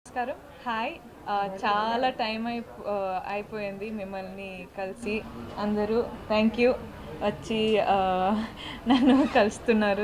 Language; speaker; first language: Telugu; non-native, local second language; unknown